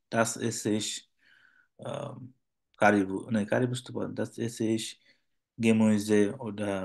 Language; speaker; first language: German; non-native, fluent; Bangla